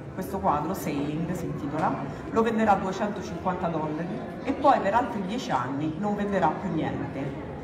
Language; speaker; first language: Italian; native; Italian